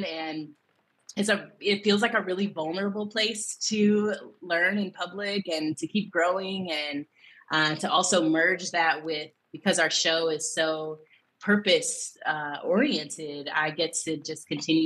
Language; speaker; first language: English; native; English